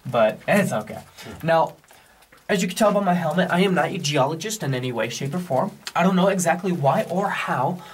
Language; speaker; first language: English; native; English